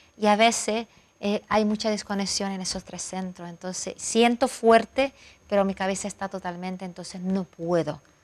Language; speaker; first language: Spanish; non-native, fluent; Italian